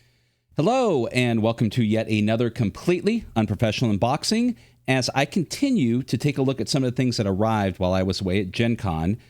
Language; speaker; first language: English; native; English